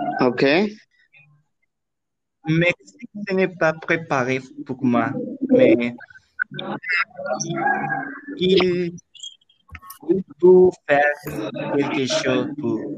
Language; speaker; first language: French; non-native, learner; Spanish